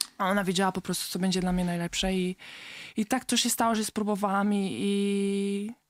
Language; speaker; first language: Polish; early bilingual, heritage; Polish